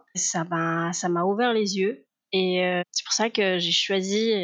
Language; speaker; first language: French; non-native, fluent; Spanish